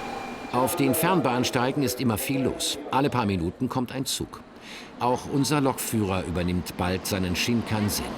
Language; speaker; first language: German; native; German